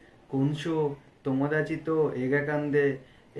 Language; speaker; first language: Japanese; non-native, learner; Bangla